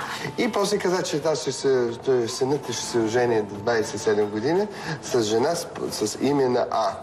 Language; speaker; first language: Bulgarian; early bilingual, heritage; Russian